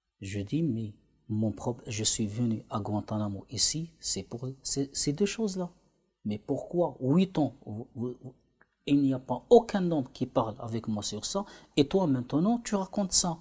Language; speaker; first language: French; non-native, learner; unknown